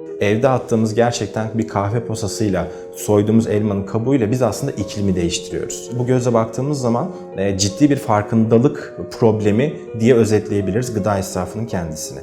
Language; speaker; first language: Turkish; native; Turkish